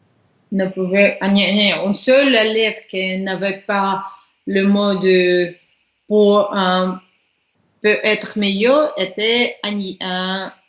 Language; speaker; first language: French; non-native, learner; Russian